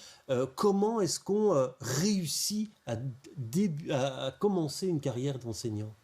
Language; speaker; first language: French; native; French